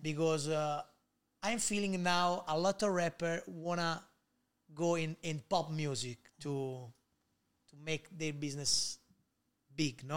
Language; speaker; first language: English; non-native, learner; Italian